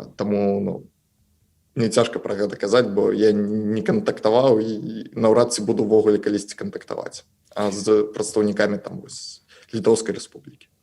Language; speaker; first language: Belarusian; native; Belarusian